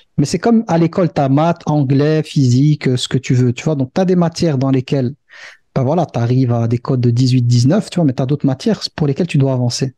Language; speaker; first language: French; early bilingual, other home language; Arabic